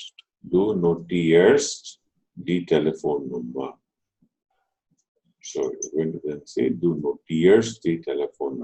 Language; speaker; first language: German; non-native, fluent; Telugu